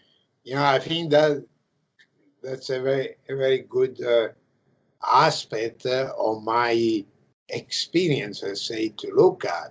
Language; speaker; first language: English; non-native, fluent; Italian